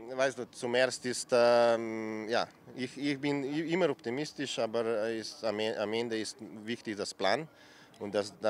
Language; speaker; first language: German; non-native, learner; Slovenian